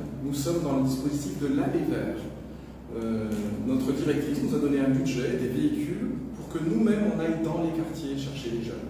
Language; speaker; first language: French; native; French